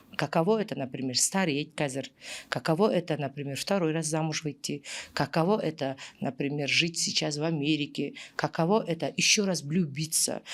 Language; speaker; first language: Russian; non-native, local second language; Kazakh